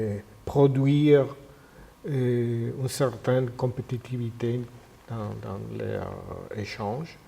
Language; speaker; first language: French; non-native, fluent; Spanish